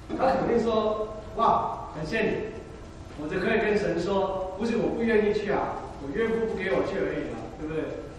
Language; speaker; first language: Chinese; non-native, local second language; Cantonese